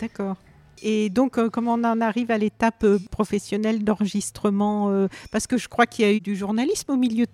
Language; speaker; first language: French; native; French